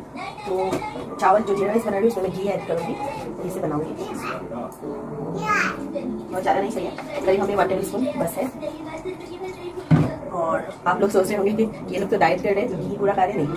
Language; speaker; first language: Hindi; native; Hindi